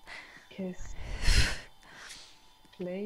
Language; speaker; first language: English; non-native, fluent; Polish